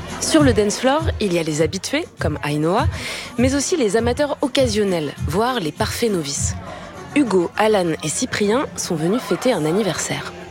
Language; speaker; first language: French; native; French